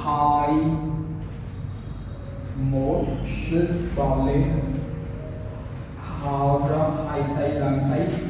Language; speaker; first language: Vietnamese; non-native, learner; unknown